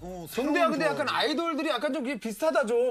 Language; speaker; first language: Korean; native; Korean